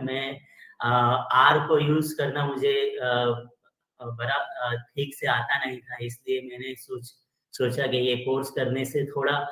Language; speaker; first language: Hindi; non-native, local second language; Gujarati